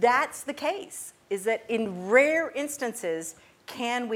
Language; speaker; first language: English; native; English